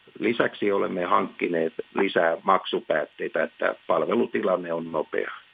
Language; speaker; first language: Finnish; native; Finnish